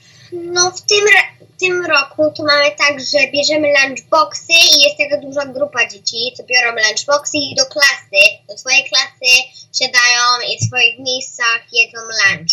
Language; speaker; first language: Polish; early bilingual, heritage; Polish